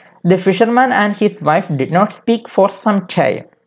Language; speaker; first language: English; non-native, local second language; Malayalam